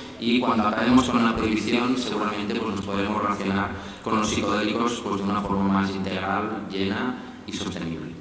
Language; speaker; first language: Spanish; native; Spanish